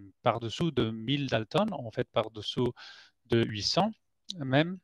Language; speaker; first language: French; non-native, fluent; Spanish